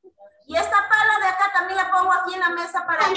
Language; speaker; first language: Spanish; native; Spanish